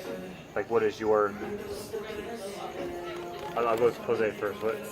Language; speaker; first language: English; native; English